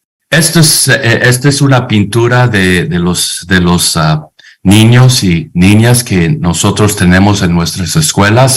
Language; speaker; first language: Spanish; non-native, fluent; English